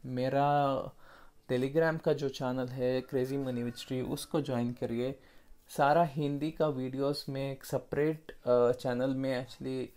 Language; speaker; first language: Hindi; non-native, local second language; Kannada